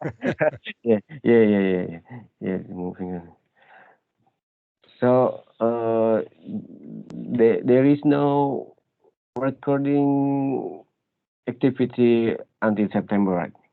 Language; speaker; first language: English; non-native, learner; Indonesian